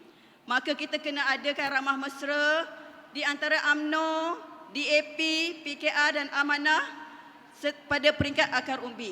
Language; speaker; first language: Malay; native; Malay